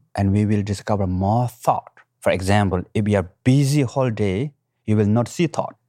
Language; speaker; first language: English; non-native, local second language; Tibetan